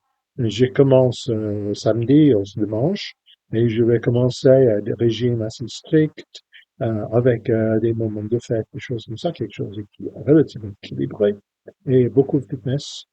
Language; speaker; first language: French; non-native, fluent; English